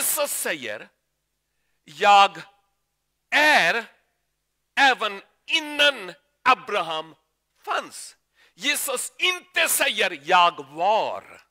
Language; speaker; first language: Swedish; non-native, learner; Urdu